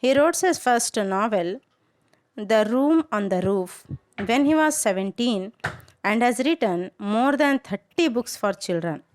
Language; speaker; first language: English; non-native, local second language; Kannada